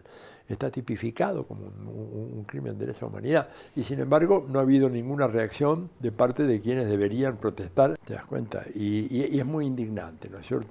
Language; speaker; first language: Spanish; native; Spanish